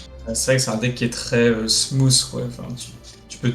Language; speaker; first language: French; native; French